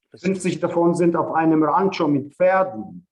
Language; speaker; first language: German; non-native, fluent; Ukrainian